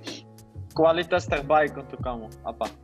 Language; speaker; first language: Indonesian; non-native, learner; Dutch